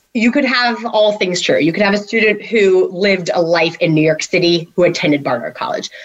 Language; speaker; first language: English; native; English